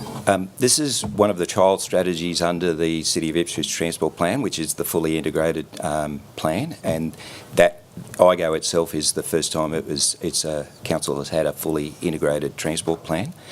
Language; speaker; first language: English; native; English